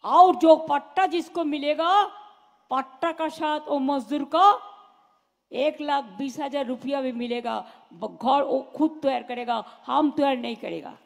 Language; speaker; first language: Hindi; non-native, local second language; Bangla